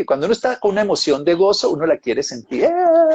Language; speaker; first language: Spanish; native; Spanish